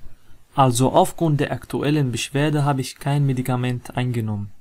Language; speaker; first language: German; non-native, fluent; Arabic